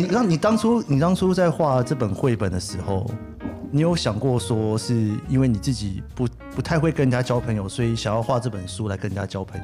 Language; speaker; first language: Chinese; native; Chinese